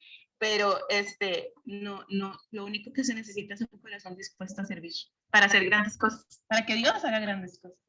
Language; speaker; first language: Spanish; native; Spanish